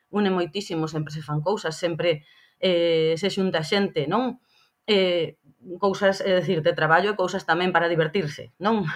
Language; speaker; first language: Galician; native; Galician